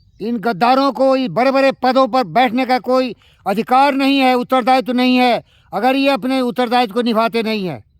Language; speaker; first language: Hindi; native; Hindi